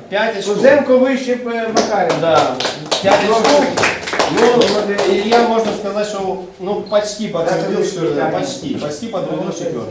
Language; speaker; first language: Russian; non-native, local second language; Ukrainian